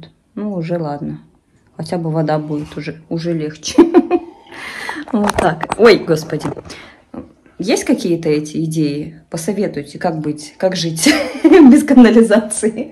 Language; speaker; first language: Russian; native; Russian